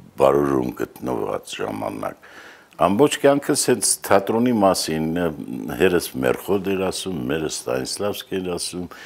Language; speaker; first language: Armenian; native; Armenian